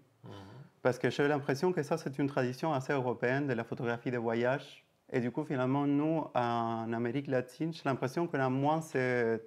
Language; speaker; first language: French; native; French